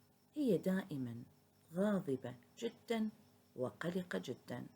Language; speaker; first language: Arabic; native; Arabic